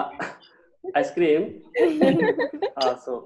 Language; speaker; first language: Japanese; non-native, learner; Hindi